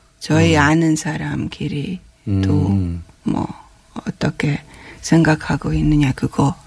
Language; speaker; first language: Korean; non-native, fluent; Hungarian